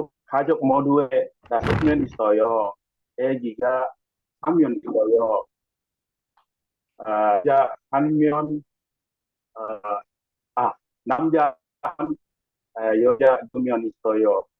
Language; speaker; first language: Korean; non-native, learner; Indonesian